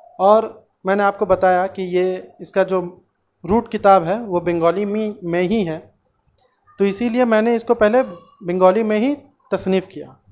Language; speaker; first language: Hindi; non-native, local second language; Bangla